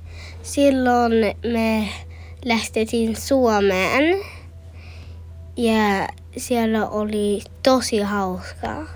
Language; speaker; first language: Finnish; early bilingual, heritage; Finnish